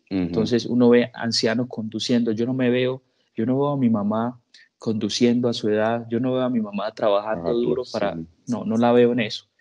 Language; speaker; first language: Spanish; native; Spanish